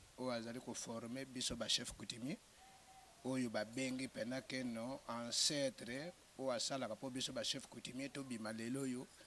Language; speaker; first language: Lingala; non-native, local second language; Kongo